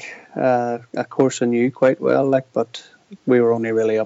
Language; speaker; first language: English; native; English